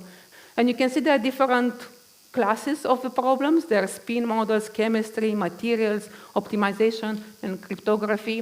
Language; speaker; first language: English; non-native, fluent; Romanian